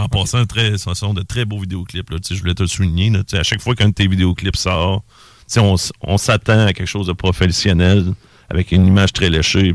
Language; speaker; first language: French; native; French